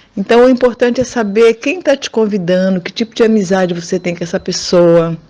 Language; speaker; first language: Portuguese; native; Portuguese